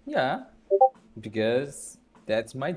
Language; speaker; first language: English; non-native, learner; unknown